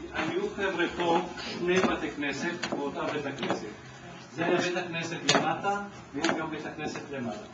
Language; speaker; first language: Hebrew; non-native, fluent; Ladino